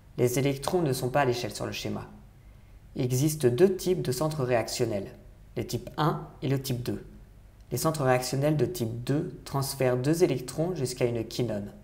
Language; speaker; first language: French; native; French